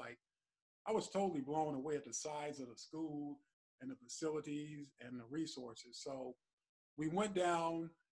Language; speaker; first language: English; native; English